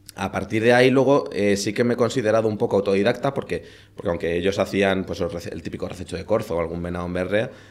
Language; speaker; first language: Spanish; native; Spanish